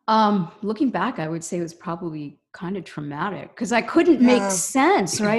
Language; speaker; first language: English; native; English